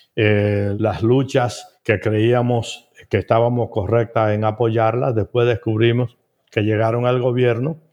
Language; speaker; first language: Spanish; native; Spanish